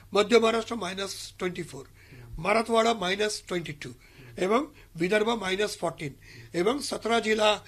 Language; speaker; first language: Hindi; non-native, local second language; Marathi